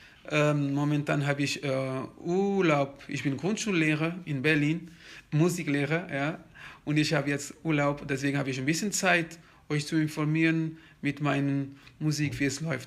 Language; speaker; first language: German; non-native, fluent; Kabuverdianu